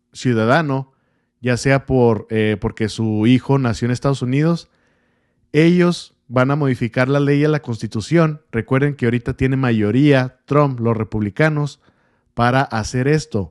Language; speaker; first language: Spanish; native; Spanish